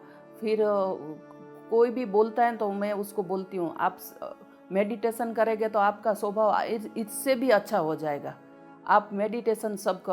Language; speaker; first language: Hindi; non-native, local second language; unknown